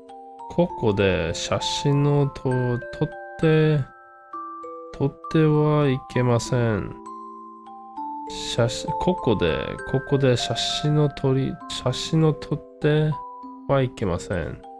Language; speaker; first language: Japanese; non-native, learner; English